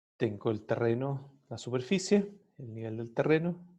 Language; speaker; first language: Spanish; native; Spanish